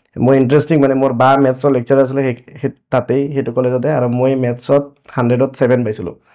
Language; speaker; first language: Assamese; non-native, local second language; Bangla